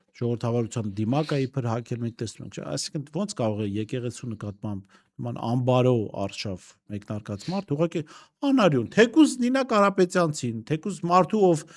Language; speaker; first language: Armenian; native; Armenian